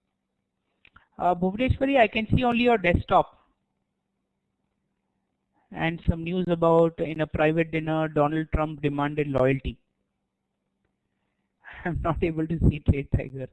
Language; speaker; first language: English; non-native, local second language; Hindi